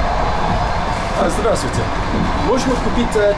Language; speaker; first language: Russian; non-native, learner; English